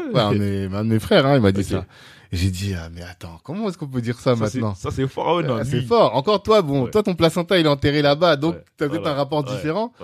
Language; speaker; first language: French; native; French